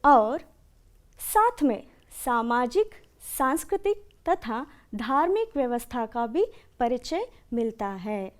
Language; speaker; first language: Hindi; non-native, local second language; Kannada